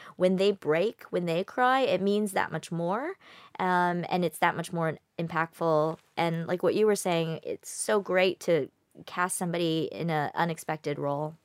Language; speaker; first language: English; native; English